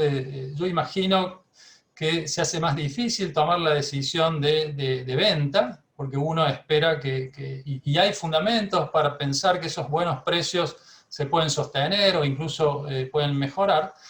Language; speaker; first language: Spanish; native; Spanish